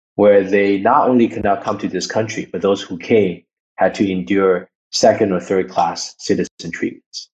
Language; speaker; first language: English; early bilingual, other home language; Chinese